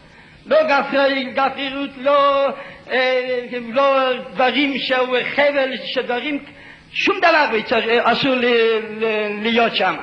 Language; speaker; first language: Hebrew; non-native, fluent; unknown